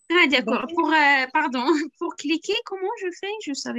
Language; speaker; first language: French; non-native, learner; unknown